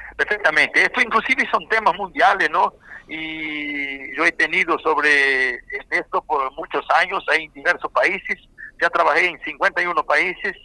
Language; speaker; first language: Spanish; non-native, fluent; Portuguese